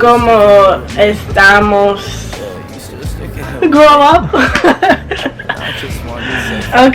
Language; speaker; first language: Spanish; non-native, learner; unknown